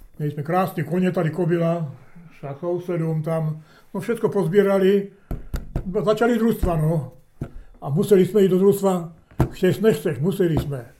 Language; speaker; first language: Czech; early bilingual, heritage; Czech